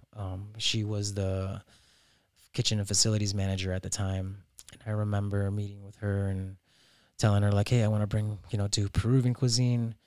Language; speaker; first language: English; native; English